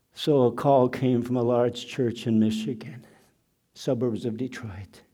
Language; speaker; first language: English; non-native, fluent; German